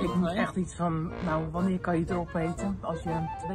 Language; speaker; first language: Dutch; native; Dutch